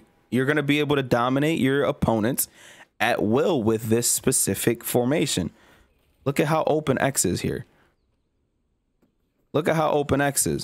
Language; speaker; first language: English; native; English